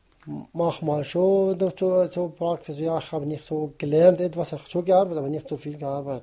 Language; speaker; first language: German; non-native, learner; Kurdish